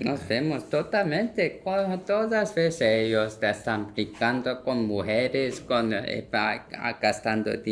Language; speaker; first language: Spanish; non-native, learner; Korean